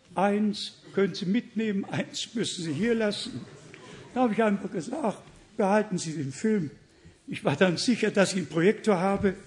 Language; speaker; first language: German; native; German